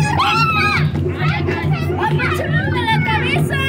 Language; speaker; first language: Spanish; native; Spanish